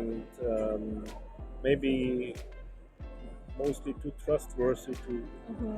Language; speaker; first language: English; non-native, learner; German